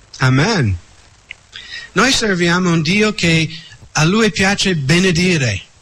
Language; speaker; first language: Italian; non-native, fluent; English